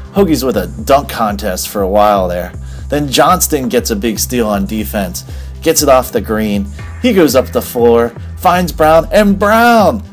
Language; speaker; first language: English; native; English